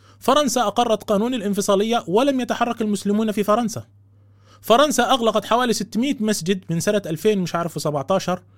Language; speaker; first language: Arabic; native; Arabic